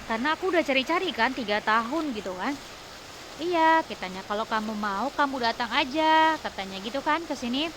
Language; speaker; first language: Indonesian; native; Indonesian